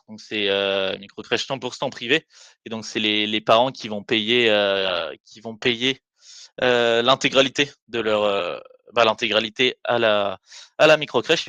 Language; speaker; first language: French; native; French